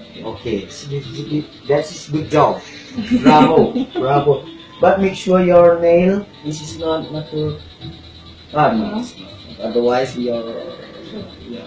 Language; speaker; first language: English; non-native, learner; Indonesian